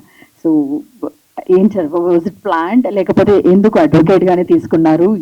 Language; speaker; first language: Telugu; native; Telugu